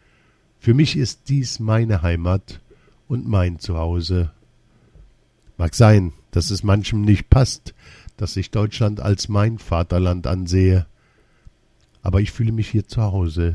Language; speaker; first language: German; early bilingual, other home language; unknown